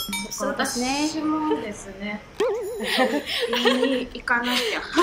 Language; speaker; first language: Japanese; native; Japanese